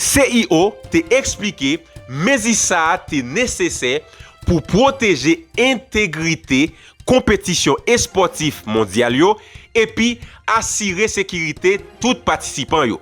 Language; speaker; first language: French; non-native, local second language; Haitian Creole